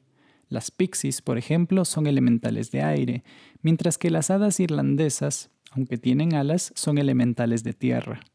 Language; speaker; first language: Spanish; native; Spanish